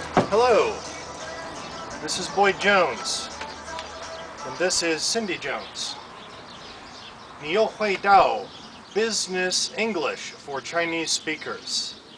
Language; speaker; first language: English; native; English